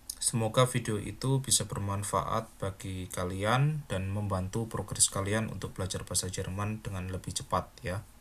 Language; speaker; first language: Indonesian; native; Indonesian